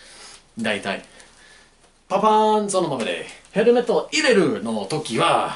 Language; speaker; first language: Japanese; non-native, learner; English